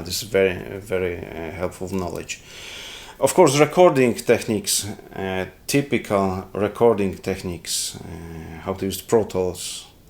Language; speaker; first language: English; non-native, learner; Polish